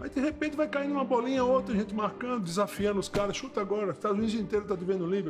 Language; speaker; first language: Portuguese; native; Portuguese